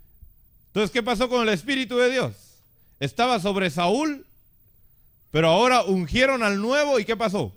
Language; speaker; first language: Spanish; native; Spanish